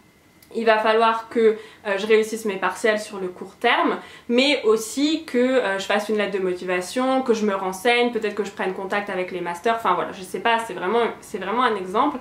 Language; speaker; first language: French; native; French